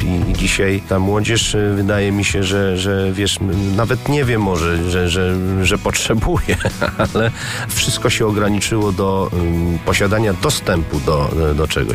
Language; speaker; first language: Polish; native; Polish